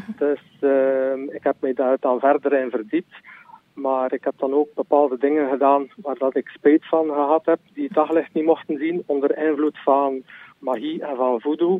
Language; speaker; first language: Dutch; native; Dutch